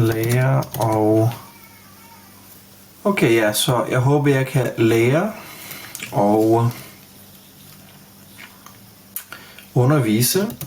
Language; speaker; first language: Danish; non-native, fluent; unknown